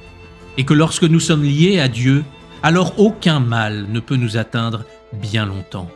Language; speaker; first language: French; native; French